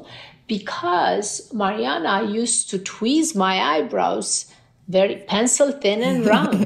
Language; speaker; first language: English; non-native, fluent; Romanian